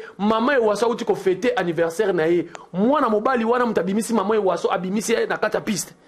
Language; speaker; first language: Lingala; non-native, local second language; Luba-Lulua